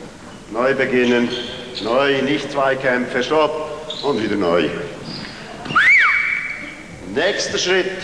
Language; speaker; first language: German; non-native, fluent; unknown